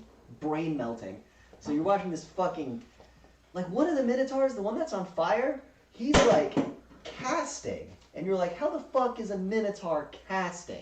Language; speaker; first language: English; native; English